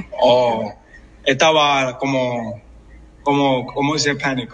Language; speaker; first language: Spanish; early bilingual, heritage; English